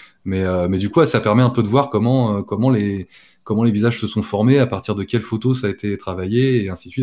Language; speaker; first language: French; native; French